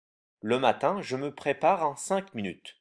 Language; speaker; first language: French; non-native, fluent; Turkish